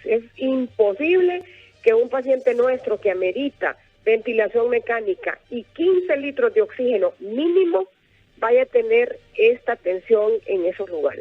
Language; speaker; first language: Spanish; native; Spanish